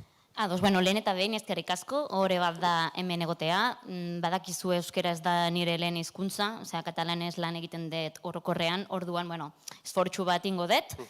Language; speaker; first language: Basque; non-native, local second language; Catalan